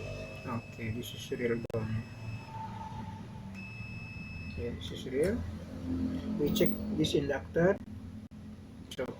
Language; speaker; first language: English; non-native, learner; Indonesian